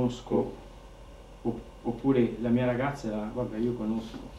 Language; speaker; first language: Italian; native; Italian